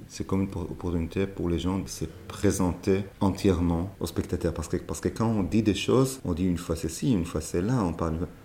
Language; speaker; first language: French; non-native, fluent; Hebrew